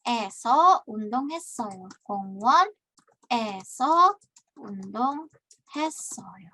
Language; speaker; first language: Korean; non-native, fluent; Indonesian